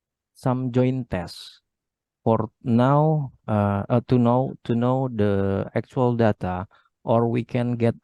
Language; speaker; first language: English; non-native, learner; Indonesian